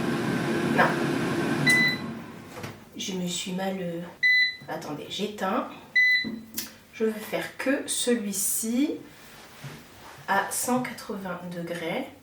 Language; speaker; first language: French; native; French